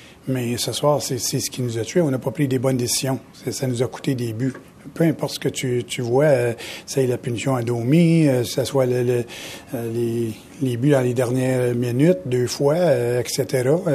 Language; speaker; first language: French; native; French